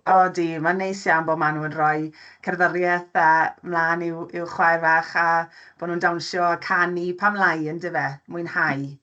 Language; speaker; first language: Welsh; native; Welsh